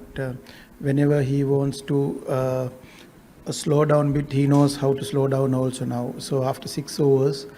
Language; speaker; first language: English; non-native, local second language; Sinhala